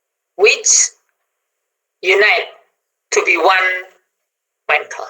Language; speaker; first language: English; non-native, fluent; Indonesian